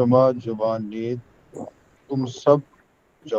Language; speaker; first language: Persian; non-native, learner; Urdu